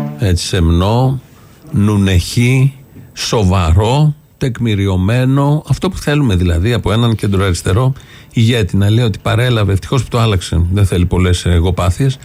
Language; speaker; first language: Greek; native; Greek